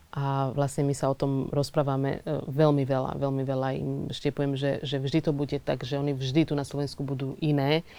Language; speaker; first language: Slovak; early bilingual, other home language; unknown